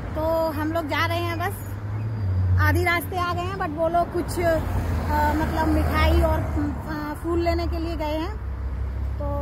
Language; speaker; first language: Hindi; native; Hindi